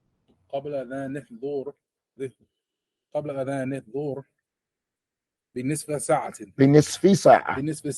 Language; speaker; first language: Arabic; non-native, learner; English